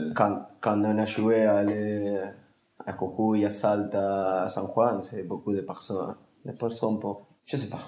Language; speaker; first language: French; non-native, learner; Spanish